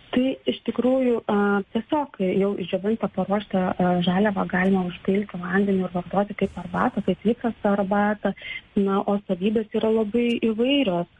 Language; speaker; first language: Lithuanian; native; Lithuanian